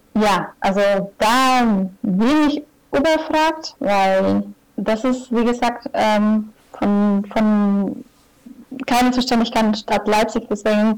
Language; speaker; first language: German; non-native, fluent; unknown